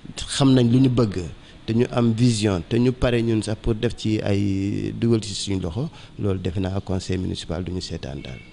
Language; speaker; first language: Wolof; non-native, local second language; Mandingo